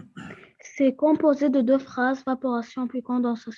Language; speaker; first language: French; non-native, local second language; Arabic